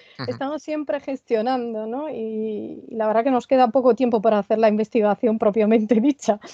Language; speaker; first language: Spanish; non-native, fluent; Italian